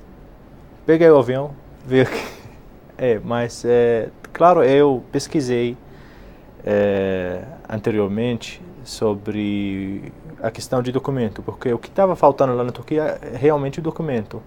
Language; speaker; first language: Portuguese; non-native, fluent; Arabic